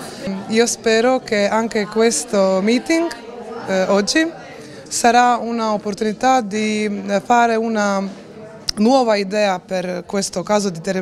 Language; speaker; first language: Italian; non-native, learner; Croatian